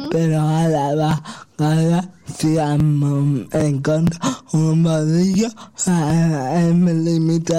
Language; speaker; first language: Catalan; non-native, local second language; Spanish